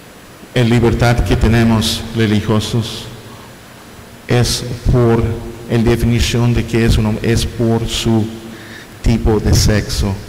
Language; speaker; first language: Spanish; non-native, fluent; English